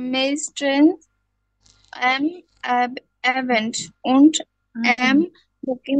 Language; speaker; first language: German; non-native, learner; Bangla